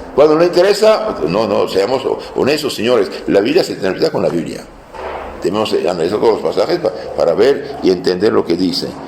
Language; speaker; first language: Spanish; non-native, fluent; Aramaic